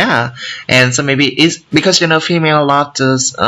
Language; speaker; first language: English; non-native, learner; Vietnamese